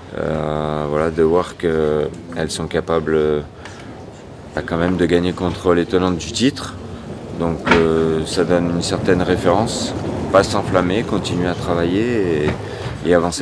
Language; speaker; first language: French; native; French